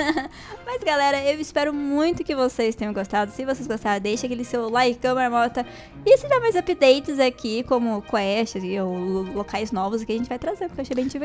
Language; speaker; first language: Portuguese; native; Portuguese